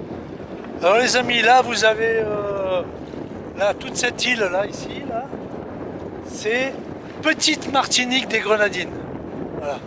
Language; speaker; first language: French; native; French